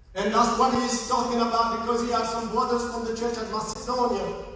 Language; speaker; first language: English; non-native, fluent; Haitian Creole